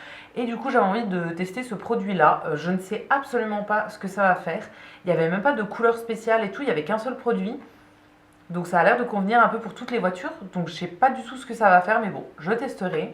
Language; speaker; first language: French; native; French